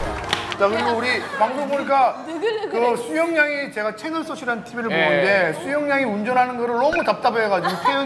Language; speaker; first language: Korean; native; Korean